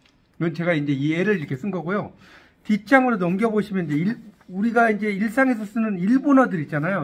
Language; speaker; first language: Korean; native; Korean